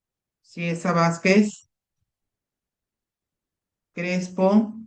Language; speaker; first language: Spanish; native; Spanish